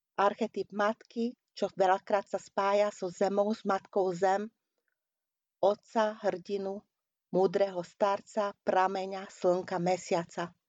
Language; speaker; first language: Slovak; non-native, local second language; Hungarian